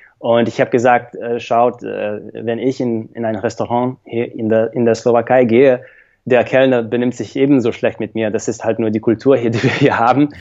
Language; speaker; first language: German; non-native, fluent; Slovak